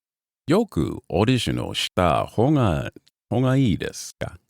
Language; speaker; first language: Japanese; non-native, learner; English